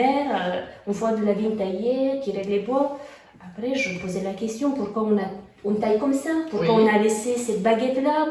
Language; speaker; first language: French; non-native, fluent; Romanian